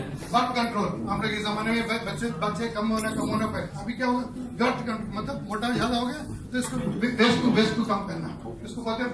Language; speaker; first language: Hindi; native; Hindi